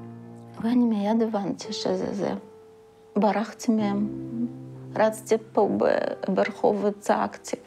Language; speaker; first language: Hebrew; non-native, fluent; Russian